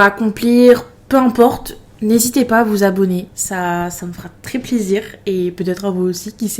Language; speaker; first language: French; native; French